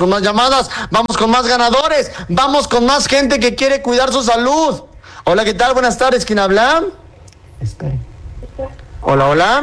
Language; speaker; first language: Spanish; native; Spanish